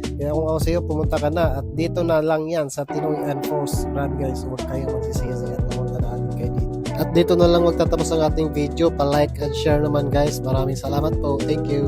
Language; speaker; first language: Filipino; non-native, local second language; Cebuano